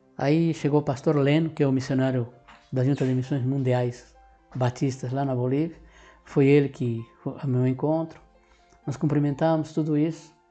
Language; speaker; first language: Portuguese; non-native, fluent; Spanish